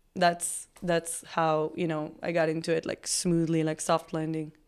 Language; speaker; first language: English; non-native, fluent; Hebrew